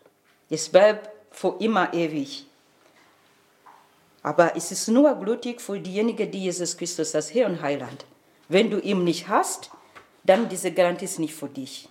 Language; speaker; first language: German; non-native, fluent; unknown